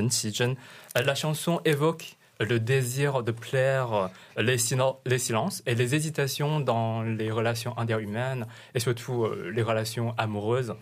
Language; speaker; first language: French; non-native, fluent; Chinese